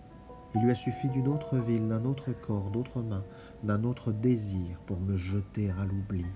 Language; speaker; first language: French; native; French